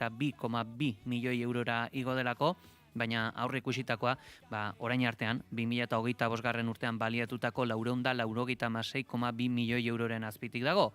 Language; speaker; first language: Basque; native; Basque